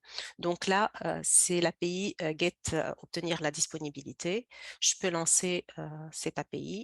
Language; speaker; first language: French; native; French